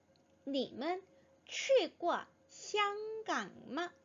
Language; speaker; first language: Chinese; non-native, fluent; Korean